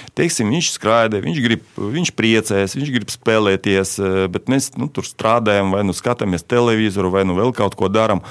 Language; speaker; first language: Latvian; non-native, local second language; Russian